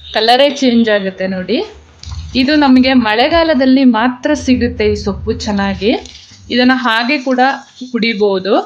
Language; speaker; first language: Kannada; non-native, local second language; Kodava